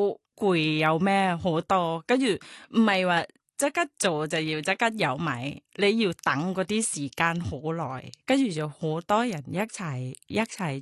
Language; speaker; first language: Cantonese; non-native, learner; Thai